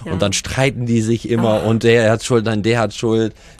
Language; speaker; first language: German; native; German